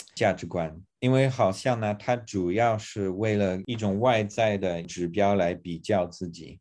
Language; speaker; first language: Chinese; non-native, fluent; English